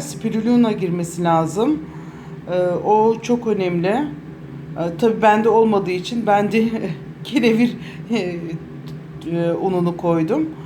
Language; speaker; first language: Turkish; native; Turkish